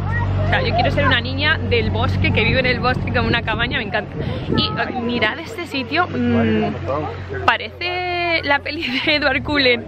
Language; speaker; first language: Spanish; native; Spanish